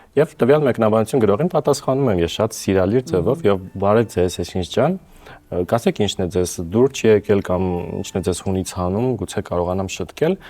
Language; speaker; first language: Armenian; native; Armenian